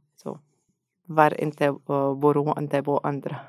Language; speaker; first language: Swedish; non-native, learner; Arabic